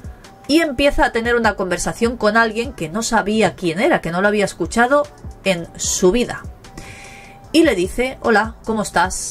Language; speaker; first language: Spanish; native; Spanish